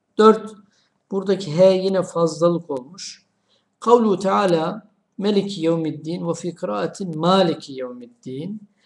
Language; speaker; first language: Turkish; native; Turkish